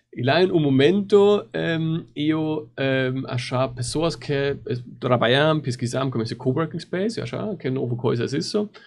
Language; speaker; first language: Portuguese; non-native, learner; German